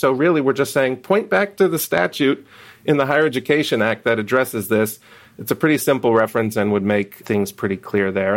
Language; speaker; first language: English; native; English